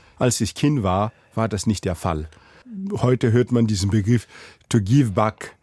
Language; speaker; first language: German; non-native, fluent; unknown